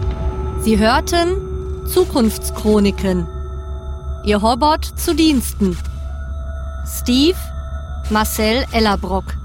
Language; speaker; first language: German; native; German